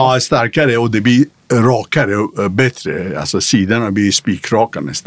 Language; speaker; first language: Swedish; non-native, fluent; Persian